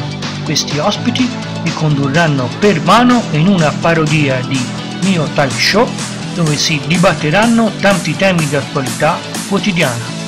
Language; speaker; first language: Italian; native; Italian